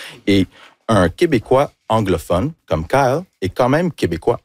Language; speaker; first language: French; early bilingual, other home language; English